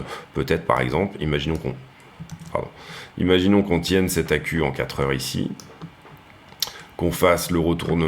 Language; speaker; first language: French; native; French